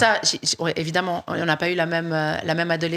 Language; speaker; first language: French; native; French